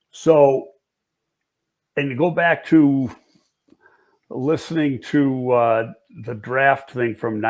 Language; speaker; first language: English; native; English